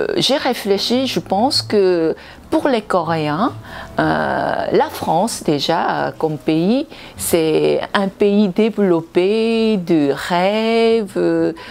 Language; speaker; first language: French; non-native, fluent; Korean